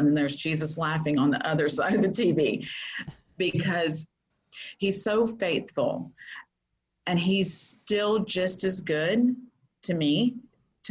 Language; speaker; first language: English; native; English